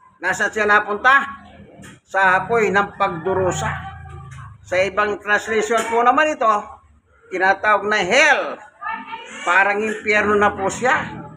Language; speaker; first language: Filipino; non-native, local second language; Pampanga